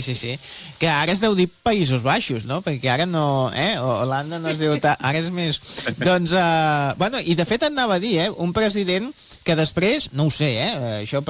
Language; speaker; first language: Catalan; native; Catalan